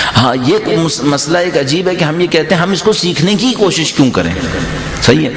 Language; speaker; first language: Urdu; native; Urdu